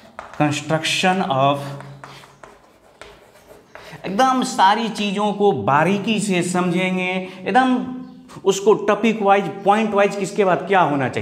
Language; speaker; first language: Hindi; native; Hindi